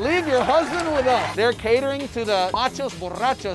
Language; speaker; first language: English; native; English